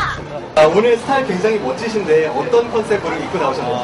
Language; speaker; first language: Korean; native; Korean